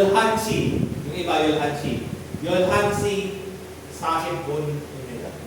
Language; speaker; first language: Korean; non-native, fluent; Filipino